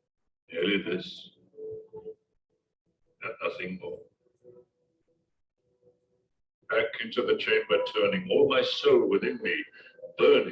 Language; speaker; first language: English; native; English